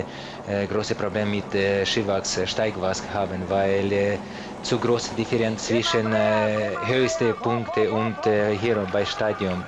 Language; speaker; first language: German; non-native, learner; Russian